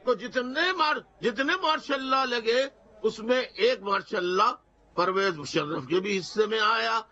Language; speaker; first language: Urdu; native; Urdu